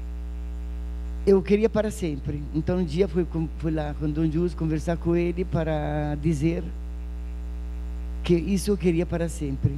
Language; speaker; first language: Portuguese; non-native, fluent; Italian